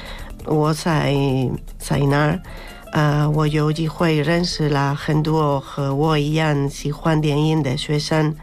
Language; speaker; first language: Chinese; non-native, learner; Spanish